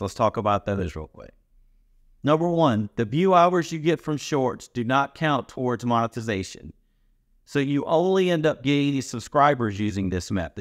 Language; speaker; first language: English; native; English